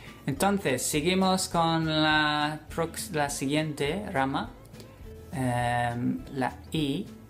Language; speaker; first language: Spanish; non-native, fluent; English